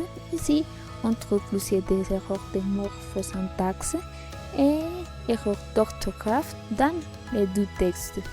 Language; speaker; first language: French; non-native, learner; Spanish